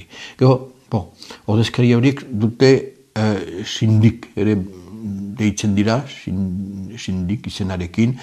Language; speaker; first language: Basque; native; Basque